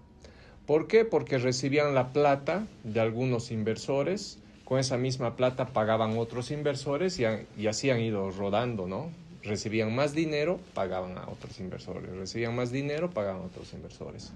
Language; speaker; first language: Spanish; native; Spanish